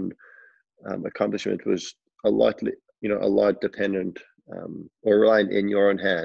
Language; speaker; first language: English; native; English